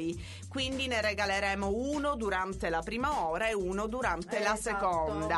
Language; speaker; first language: Italian; native; Italian